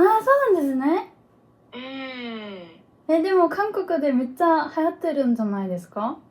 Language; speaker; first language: Japanese; early bilingual, heritage; Korean